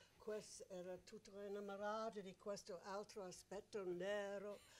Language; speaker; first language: Italian; non-native, learner; English